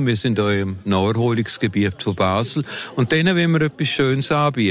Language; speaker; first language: German; native; German